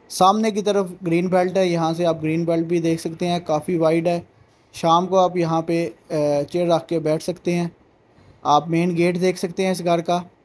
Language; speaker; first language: Urdu; non-native, local second language; Punjabi